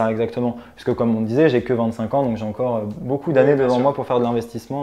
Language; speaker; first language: French; native; French